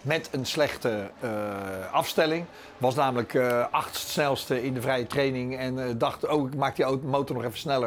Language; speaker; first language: Dutch; native; Dutch